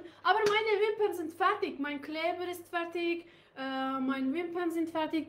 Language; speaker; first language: German; non-native, learner; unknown